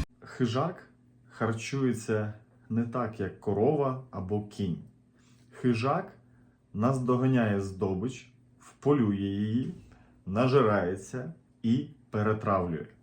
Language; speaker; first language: Ukrainian; native; Ukrainian